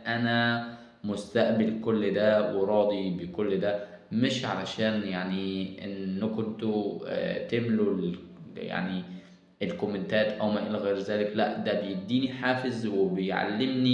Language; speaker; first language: Arabic; native; Arabic